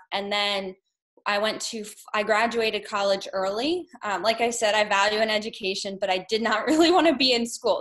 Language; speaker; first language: English; native; English